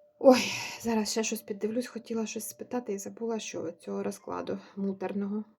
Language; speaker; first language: Ukrainian; non-native, local second language; Russian